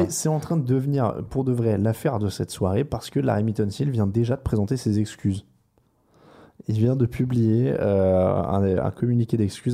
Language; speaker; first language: French; native; French